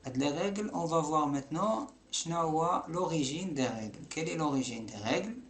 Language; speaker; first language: French; non-native, local second language; Arabic